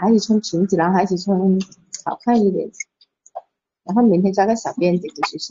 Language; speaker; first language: Chinese; non-native, local second language; Cantonese